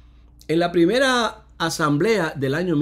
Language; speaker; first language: Spanish; native; Spanish